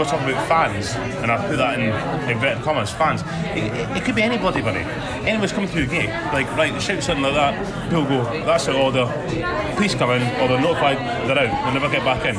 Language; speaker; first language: English; native; English